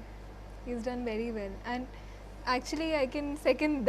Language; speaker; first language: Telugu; non-native, fluent; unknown